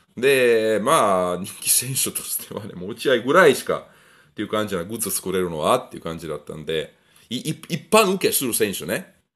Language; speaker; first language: Japanese; non-native, fluent; Italian